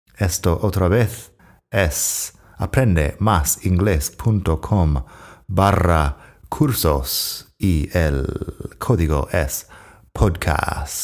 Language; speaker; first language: Spanish; non-native, fluent; English